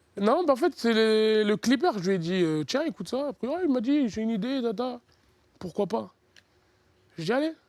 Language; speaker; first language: French; early bilingual, other home language; Lingala